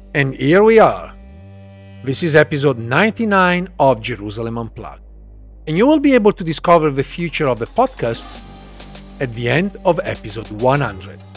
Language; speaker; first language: English; non-native, fluent; Italian